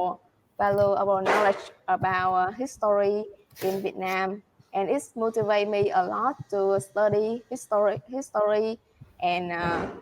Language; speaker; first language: English; non-native, learner; Vietnamese